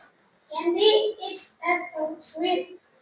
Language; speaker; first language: English; non-native, learner; Indonesian